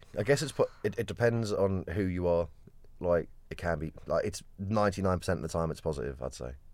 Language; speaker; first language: English; native; English